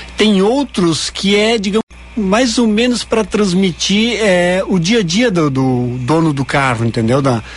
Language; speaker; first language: Portuguese; native; Portuguese